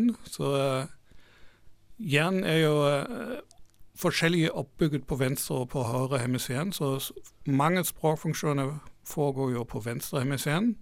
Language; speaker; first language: Norwegian; non-native, fluent; German